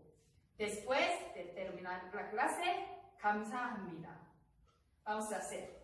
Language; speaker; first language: Spanish; non-native, learner; Korean